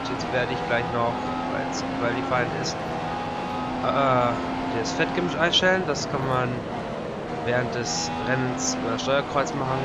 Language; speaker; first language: German; native; German